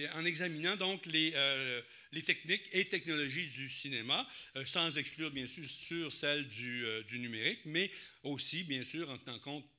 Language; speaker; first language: French; native; French